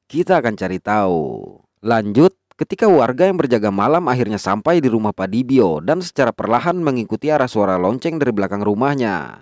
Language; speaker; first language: Indonesian; native; Indonesian